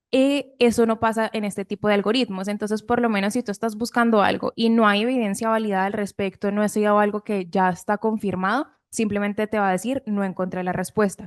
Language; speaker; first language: Spanish; native; Spanish